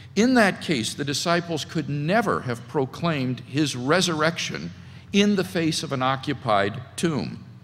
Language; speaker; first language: English; native; English